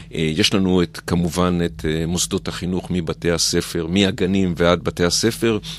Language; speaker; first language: Hebrew; native; Hebrew